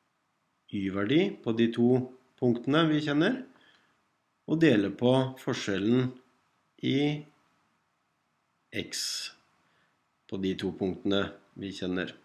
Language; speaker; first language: Norwegian; native; Norwegian